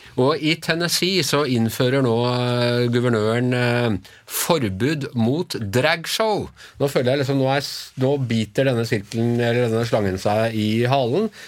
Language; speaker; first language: Norwegian; native; Norwegian